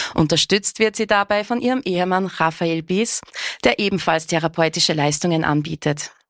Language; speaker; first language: German; native; German